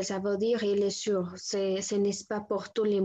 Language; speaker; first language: French; non-native, learner; Spanish